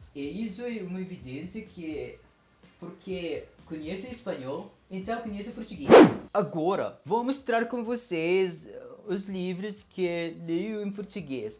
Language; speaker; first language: Portuguese; non-native, learner; Filipino